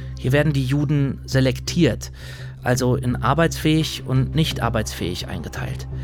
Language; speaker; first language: German; native; German